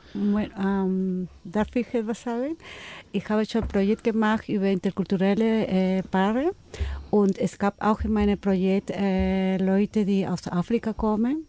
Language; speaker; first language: German; non-native, fluent; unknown